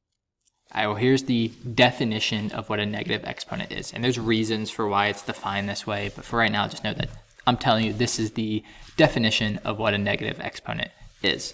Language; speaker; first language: English; native; English